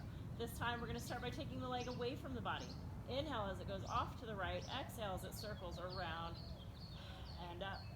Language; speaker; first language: English; native; English